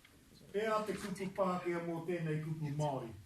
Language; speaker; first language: Māori; non-native, local second language; English